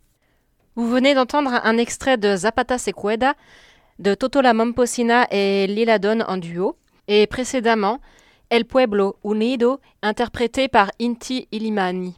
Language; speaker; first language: French; native; French